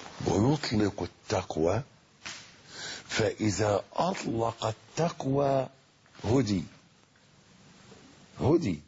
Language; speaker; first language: Arabic; native; Arabic